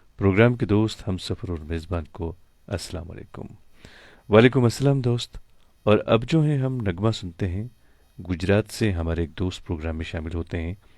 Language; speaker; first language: Hindi; non-native, local second language; Kashmiri